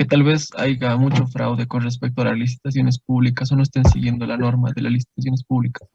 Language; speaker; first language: Spanish; native; Spanish